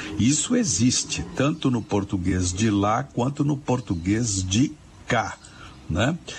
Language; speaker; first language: Portuguese; native; Portuguese